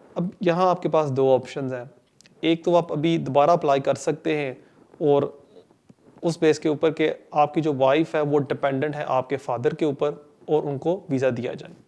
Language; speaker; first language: Urdu; non-native, local second language; Punjabi